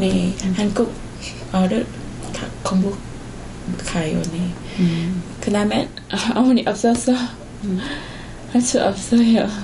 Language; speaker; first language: Korean; non-native, learner; Thai